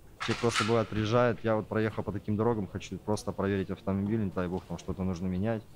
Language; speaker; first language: Russian; native; Russian